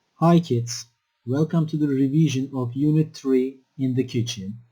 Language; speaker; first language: English; non-native, local second language; Turkish